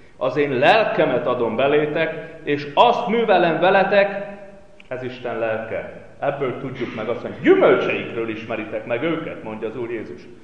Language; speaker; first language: Hungarian; native; Hungarian